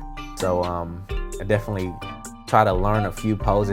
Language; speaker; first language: English; native; English